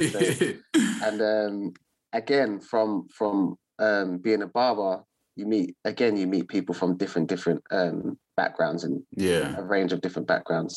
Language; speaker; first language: English; native; English